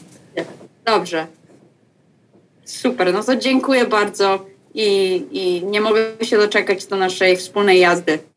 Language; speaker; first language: Polish; early bilingual, heritage; Polish